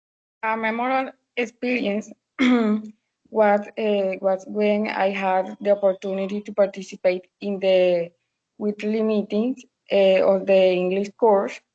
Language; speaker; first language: English; non-native, learner; Spanish